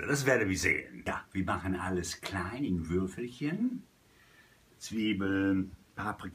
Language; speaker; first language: German; non-native, fluent; Italian